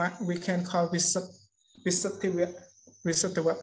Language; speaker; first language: English; non-native, learner; Khmer